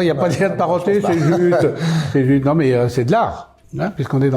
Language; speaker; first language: French; native; French